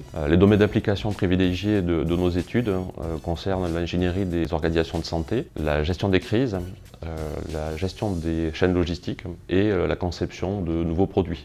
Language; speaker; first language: French; native; French